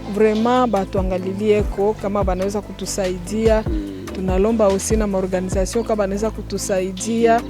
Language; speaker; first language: Swahili; native; Swahili